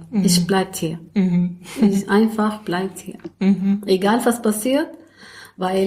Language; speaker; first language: German; non-native, learner; Arabic